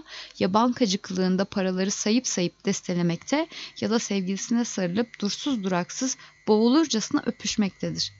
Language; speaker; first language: Turkish; native; Turkish